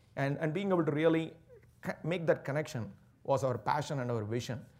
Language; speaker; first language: English; non-native, local second language; Tamil